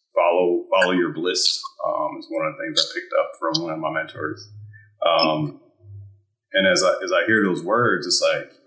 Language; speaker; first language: English; early bilingual, other home language; German